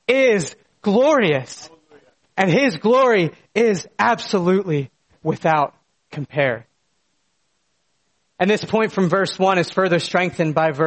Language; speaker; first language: English; native; English